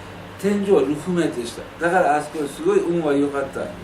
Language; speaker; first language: Japanese; non-native, learner; Persian